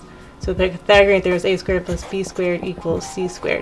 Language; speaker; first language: English; native; English